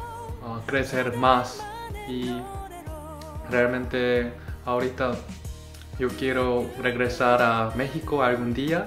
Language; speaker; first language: Spanish; non-native, learner; Korean